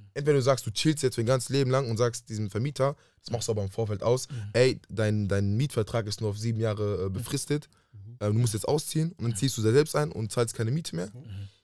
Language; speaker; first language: German; early bilingual, other home language; Akan